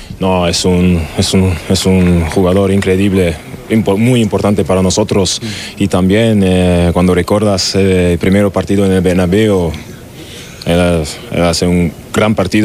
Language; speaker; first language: Spanish; non-native, fluent; German